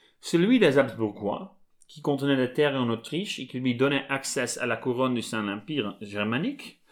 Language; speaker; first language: French; non-native, local second language; Dutch